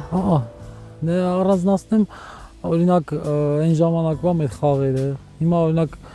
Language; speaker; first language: Armenian; native; Armenian